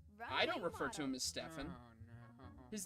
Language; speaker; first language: English; native; English